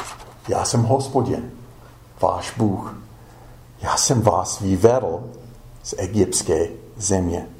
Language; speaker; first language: Czech; non-native, fluent; English